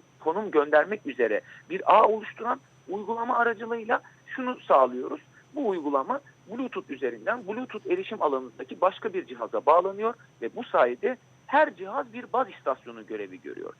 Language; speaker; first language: Turkish; native; Turkish